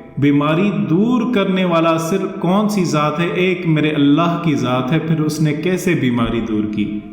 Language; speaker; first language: Urdu; non-native, local second language; Northern Hindko